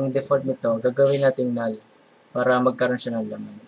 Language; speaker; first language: Filipino; native; Filipino